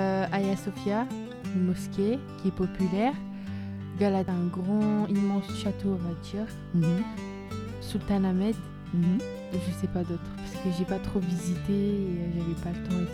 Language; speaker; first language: French; early bilingual, other home language; Turkish